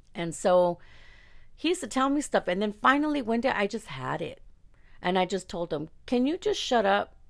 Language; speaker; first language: English; early bilingual, other home language; Spanish